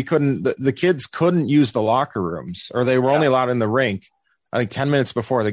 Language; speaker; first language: English; native; English